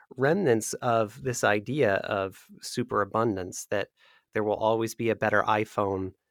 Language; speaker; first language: English; native; English